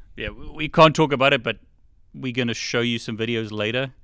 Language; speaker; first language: English; native; English